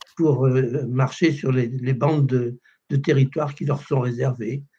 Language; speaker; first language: French; native; French